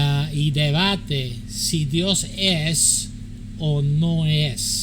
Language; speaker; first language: Spanish; early bilingual, heritage; English